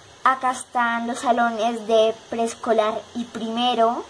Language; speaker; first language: Spanish; native; Spanish